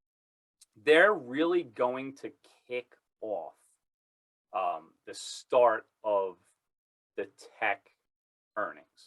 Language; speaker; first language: English; native; English